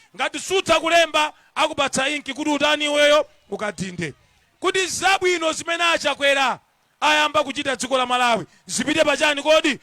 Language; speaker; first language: Nyanja; non-native, local second language; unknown